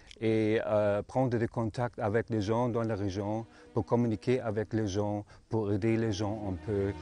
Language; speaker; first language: French; non-native, learner; Arabic